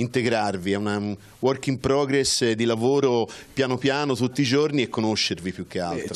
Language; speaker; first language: Italian; native; Italian